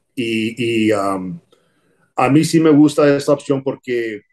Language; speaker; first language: Spanish; early bilingual, heritage; Spanish